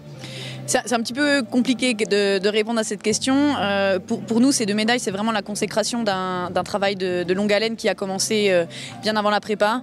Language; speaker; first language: French; native; French